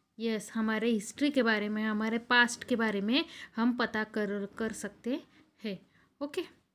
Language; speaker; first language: Hindi; non-native, local second language; Marathi